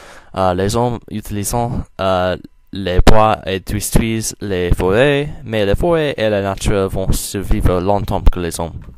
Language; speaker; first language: French; non-native, learner; English